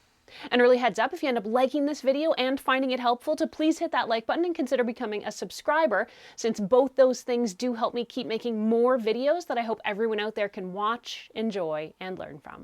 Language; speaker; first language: English; native; English